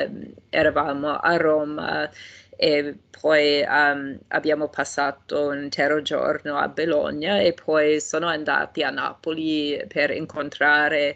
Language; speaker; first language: Italian; non-native, fluent; English